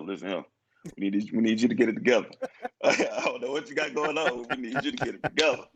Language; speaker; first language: English; native; English